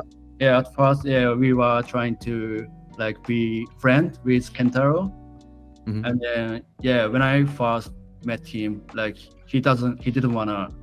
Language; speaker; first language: English; non-native, learner; Japanese